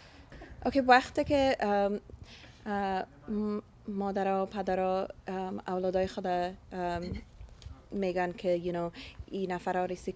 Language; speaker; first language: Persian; early bilingual, heritage; Persian